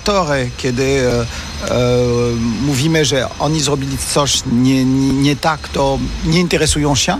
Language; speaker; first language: Polish; non-native, fluent; French